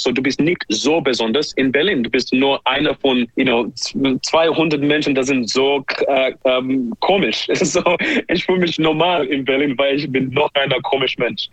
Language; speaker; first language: German; non-native, learner; English